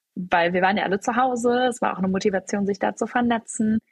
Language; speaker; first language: German; native; German